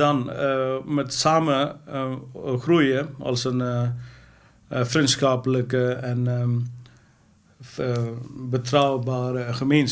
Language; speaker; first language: Dutch; non-native, fluent; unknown